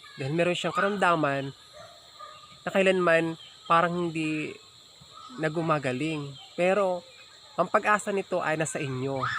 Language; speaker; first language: Filipino; non-native, local second language; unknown